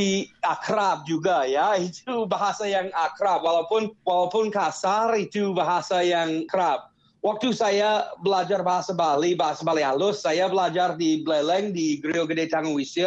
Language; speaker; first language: Indonesian; non-native, fluent; English